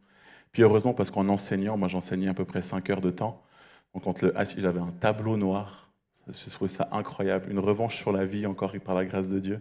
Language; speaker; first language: French; native; French